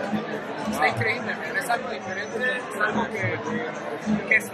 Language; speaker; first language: Spanish; native; Spanish